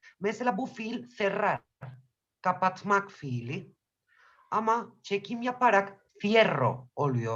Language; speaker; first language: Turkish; non-native, fluent; Spanish